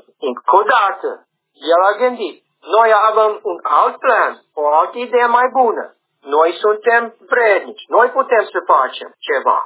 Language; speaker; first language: Romanian; non-native, learner; English